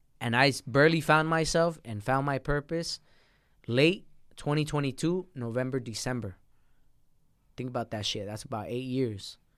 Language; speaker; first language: English; early bilingual, other home language; Spanish